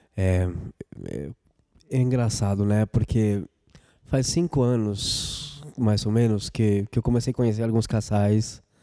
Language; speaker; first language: Portuguese; non-native, fluent; Spanish